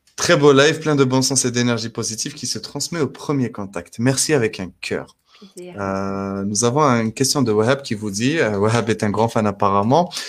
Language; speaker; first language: French; non-native, local second language; Arabic